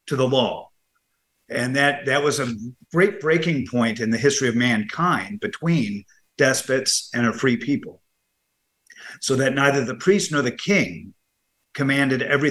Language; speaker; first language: English; native; English